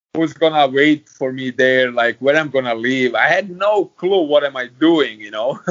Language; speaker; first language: English; non-native, fluent; Croatian